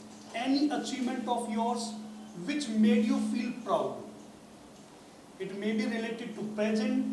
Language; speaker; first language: English; non-native, local second language; Hindi